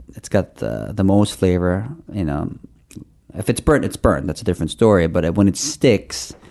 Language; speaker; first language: English; non-native, local second language; Filipino